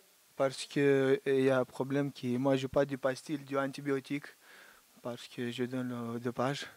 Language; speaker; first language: French; non-native, learner; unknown